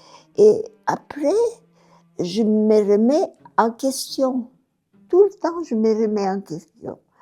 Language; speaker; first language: French; non-native, fluent; Bulgarian